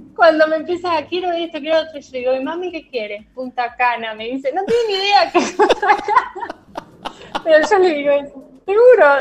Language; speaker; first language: Spanish; native; Spanish